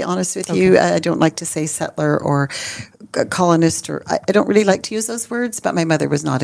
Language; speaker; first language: English; native; English